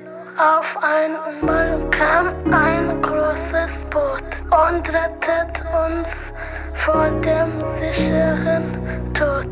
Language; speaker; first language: German; non-native, learner; Arabic